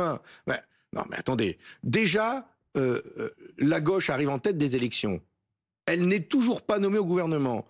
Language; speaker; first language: French; native; French